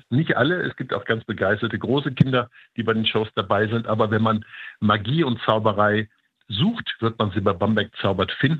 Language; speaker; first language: German; native; German